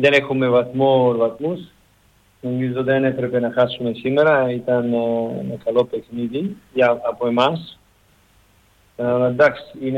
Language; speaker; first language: Greek; non-native, learner; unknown